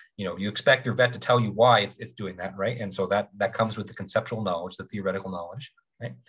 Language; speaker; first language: English; native; English